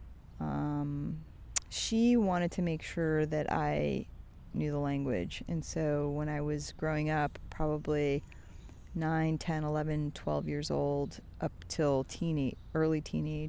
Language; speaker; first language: English; native; English